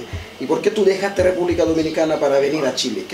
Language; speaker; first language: Spanish; non-native, fluent; Haitian Creole